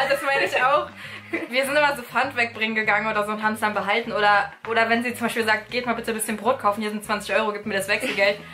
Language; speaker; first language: German; native; German